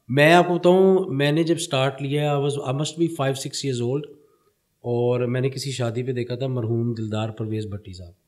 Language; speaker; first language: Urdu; early bilingual, heritage; Punjabi